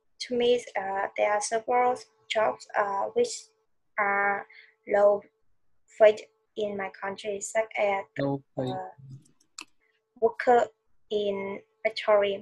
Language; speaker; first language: English; non-native, learner; Vietnamese